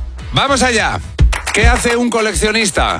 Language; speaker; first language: Spanish; native; Spanish